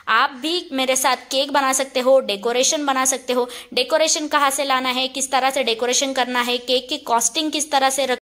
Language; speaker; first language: Hindi; non-native, local second language; Marathi